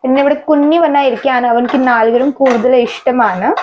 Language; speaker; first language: Malayalam; native; Malayalam